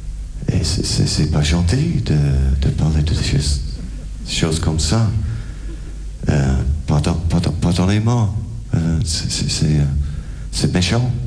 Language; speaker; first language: French; non-native, learner; English